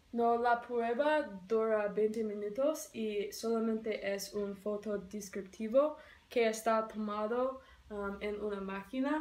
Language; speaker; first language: Spanish; non-native, learner; English